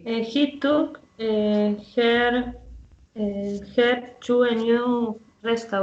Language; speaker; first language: English; non-native, learner; Spanish